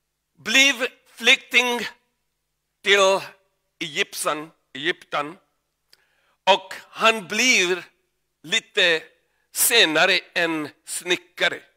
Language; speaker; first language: Swedish; non-native, learner; Urdu